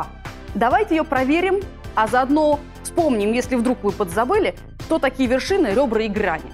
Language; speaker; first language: Russian; native; Russian